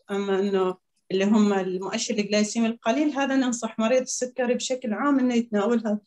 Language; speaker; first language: Arabic; native; Arabic